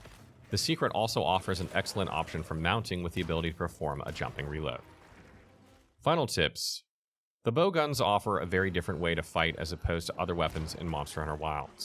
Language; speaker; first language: English; native; English